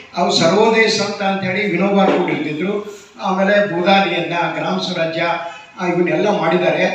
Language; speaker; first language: Kannada; native; Kannada